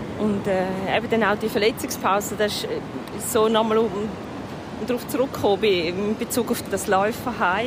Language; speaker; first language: German; native; German